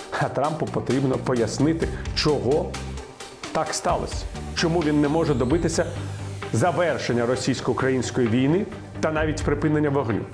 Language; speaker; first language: Ukrainian; native; Ukrainian